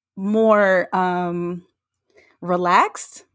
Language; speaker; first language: English; native; English